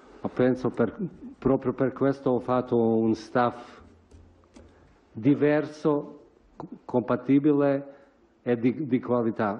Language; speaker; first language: Italian; non-native, fluent; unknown